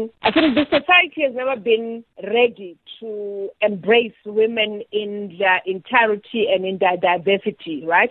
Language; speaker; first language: English; non-native, local second language; Southern Sotho